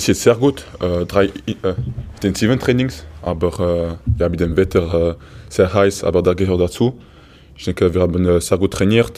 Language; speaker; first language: German; non-native, fluent; Portuguese